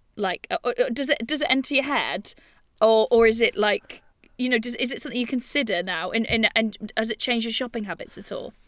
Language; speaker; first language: English; native; English